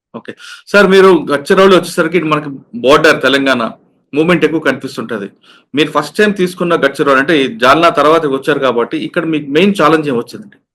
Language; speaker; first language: Telugu; native; Telugu